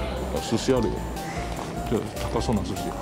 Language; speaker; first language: Japanese; native; Japanese